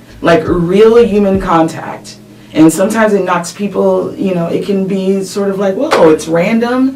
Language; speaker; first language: English; native; English